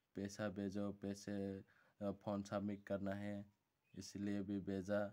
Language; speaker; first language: Hindi; non-native, local second language; Bangla